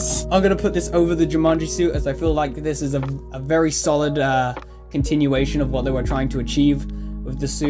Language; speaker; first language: English; native; English